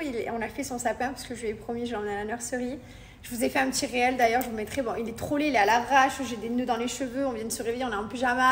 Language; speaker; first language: French; native; French